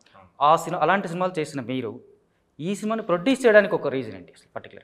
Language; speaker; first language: Telugu; native; Telugu